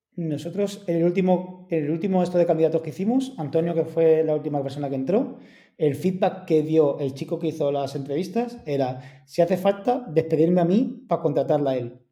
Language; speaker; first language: Spanish; native; Spanish